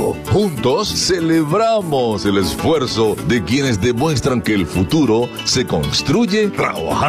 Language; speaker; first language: Spanish; native; Spanish